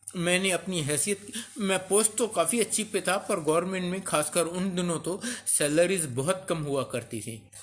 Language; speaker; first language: Hindi; early bilingual, other home language; Sindhi